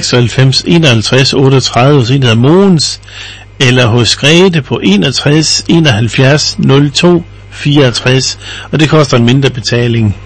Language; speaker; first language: Danish; native; Danish